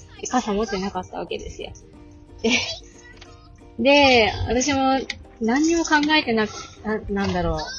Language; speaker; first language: Japanese; native; Japanese